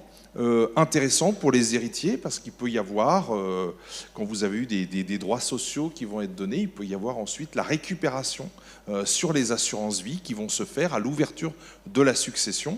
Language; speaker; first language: French; native; French